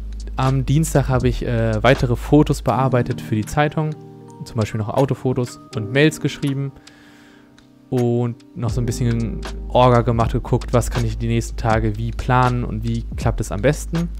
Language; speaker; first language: German; native; German